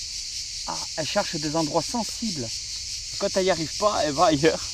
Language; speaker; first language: French; native; French